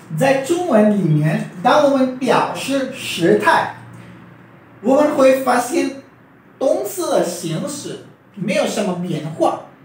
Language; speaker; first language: Chinese; non-native, fluent; Urdu